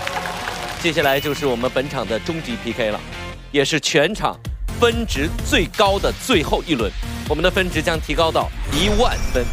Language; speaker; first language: Chinese; native; Chinese